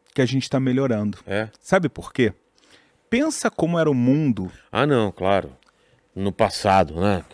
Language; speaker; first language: Portuguese; native; Portuguese